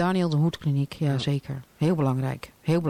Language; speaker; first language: Dutch; native; Dutch